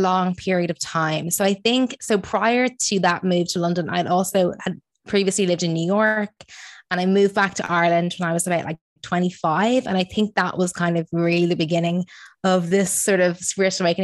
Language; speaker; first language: English; native; English